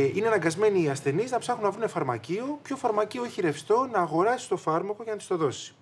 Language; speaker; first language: Greek; native; Greek